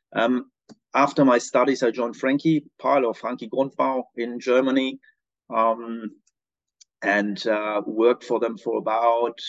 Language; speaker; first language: English; non-native, fluent; German